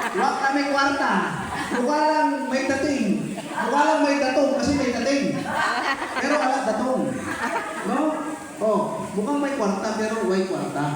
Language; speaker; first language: Filipino; native; Filipino